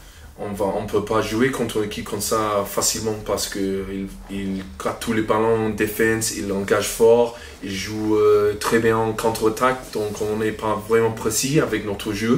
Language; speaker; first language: French; non-native, fluent; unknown